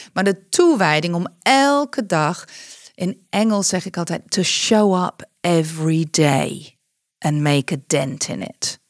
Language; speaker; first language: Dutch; non-native, fluent; English